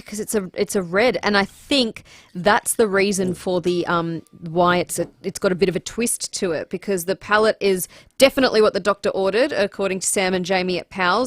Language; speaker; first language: English; native; English